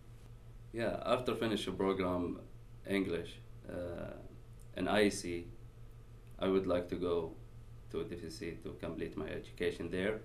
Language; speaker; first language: English; non-native, learner; Arabic